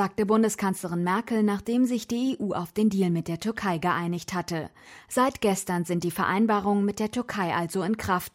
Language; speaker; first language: German; native; German